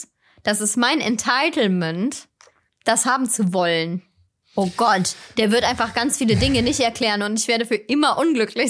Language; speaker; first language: German; native; German